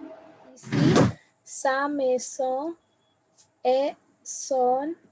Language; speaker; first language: French; non-native, learner; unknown